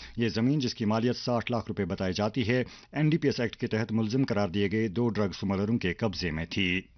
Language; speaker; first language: Urdu; non-native, local second language; Kashmiri